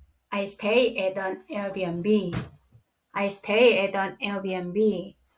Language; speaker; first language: English; non-native, learner; Korean